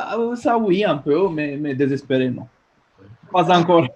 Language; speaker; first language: French; non-native, fluent; Romanian